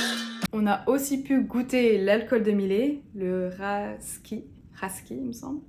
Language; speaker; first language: French; native; French